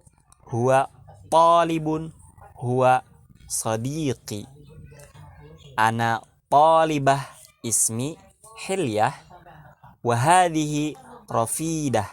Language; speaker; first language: Arabic; non-native, learner; Indonesian